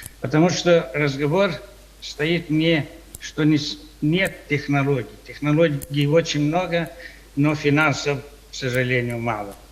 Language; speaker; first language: Russian; non-native, local second language; Romanian